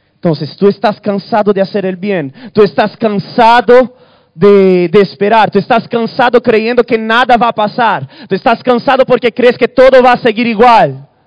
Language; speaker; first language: Spanish; early bilingual, other home language; Portuguese